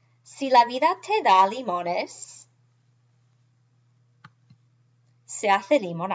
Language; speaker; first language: Spanish; non-native, fluent; English